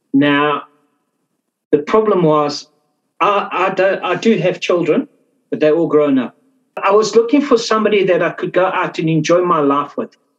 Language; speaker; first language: English; native; English